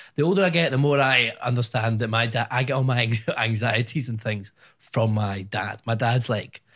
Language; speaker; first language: English; native; English